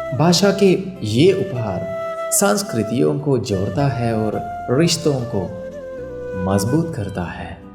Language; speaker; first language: Hindi; non-native, fluent; Sinhala